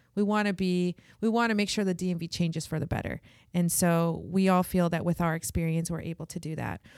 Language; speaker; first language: English; early bilingual, other home language; Spanish